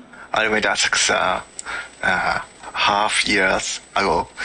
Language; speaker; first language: English; non-native, learner; Japanese